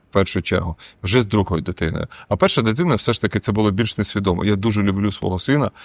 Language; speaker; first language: Ukrainian; non-native, local second language; Russian